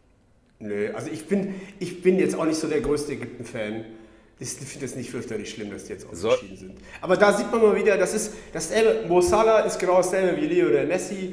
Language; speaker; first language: German; native; German